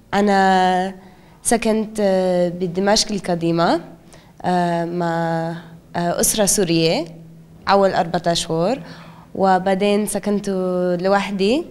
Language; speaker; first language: Arabic; non-native, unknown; English